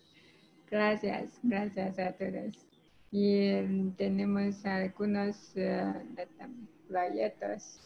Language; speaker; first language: Spanish; non-native, learner; Chinese